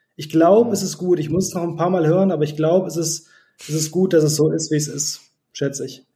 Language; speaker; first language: German; native; German